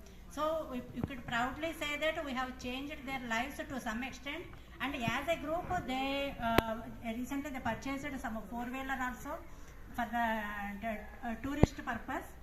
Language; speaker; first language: English; non-native, local second language; Telugu